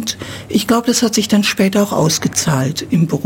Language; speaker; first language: German; native; German